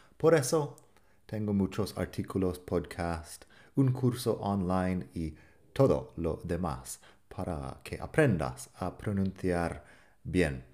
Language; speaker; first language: Spanish; non-native, fluent; English